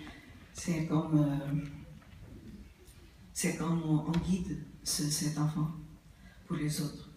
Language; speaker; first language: French; non-native, fluent; Portuguese